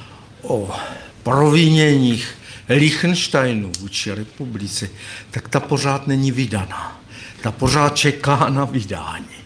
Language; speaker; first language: Czech; native; Czech